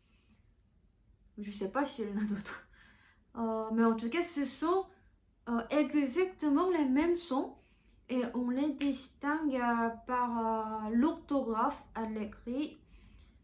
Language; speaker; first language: French; non-native, fluent; Korean